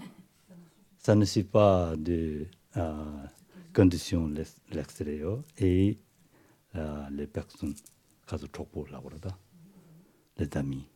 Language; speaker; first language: French; non-native, learner; Tibetan